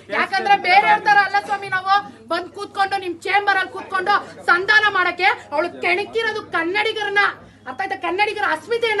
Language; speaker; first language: Kannada; native; Kannada